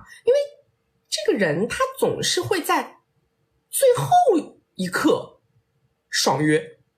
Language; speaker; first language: Chinese; native; Chinese